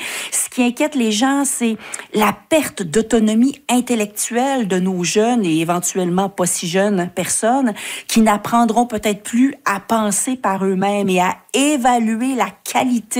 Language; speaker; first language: French; native; French